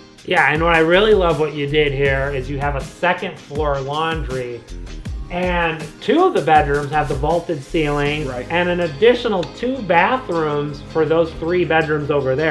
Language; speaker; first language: English; native; English